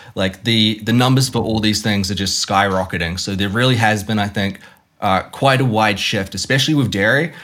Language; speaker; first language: English; native; English